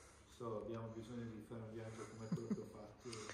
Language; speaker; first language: Italian; non-native, learner; English